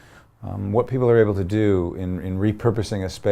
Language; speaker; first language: English; native; English